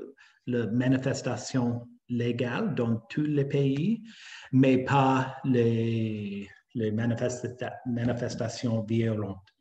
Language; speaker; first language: French; non-native, fluent; English